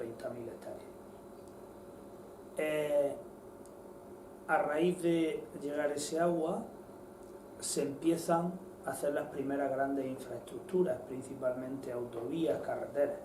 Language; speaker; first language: Spanish; native; Spanish